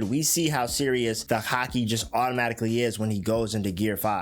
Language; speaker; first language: English; native; English